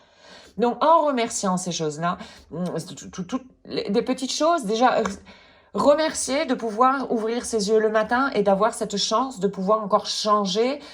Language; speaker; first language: French; native; French